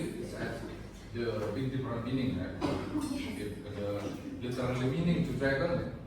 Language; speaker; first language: English; non-native, fluent; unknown